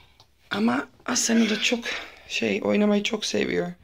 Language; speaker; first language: Turkish; non-native, learner; Dutch